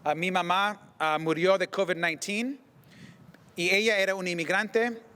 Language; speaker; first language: Spanish; early bilingual, other home language; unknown